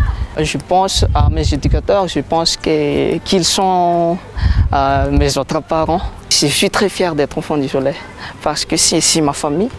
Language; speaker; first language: French; non-native, local second language; Malagasy